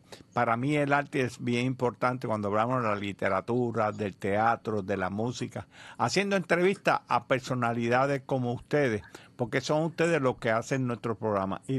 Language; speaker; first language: Spanish; native; Spanish